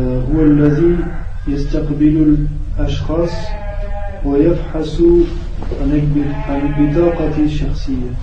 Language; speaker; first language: Arabic; non-native, learner; French